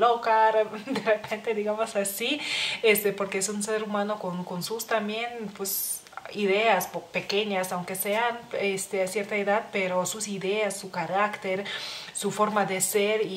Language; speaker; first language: Spanish; non-native, fluent; Lithuanian